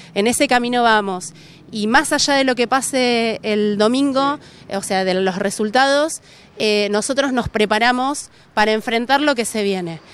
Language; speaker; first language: Spanish; native; Spanish